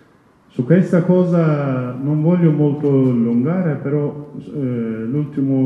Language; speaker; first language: Italian; non-native, learner; Kurdish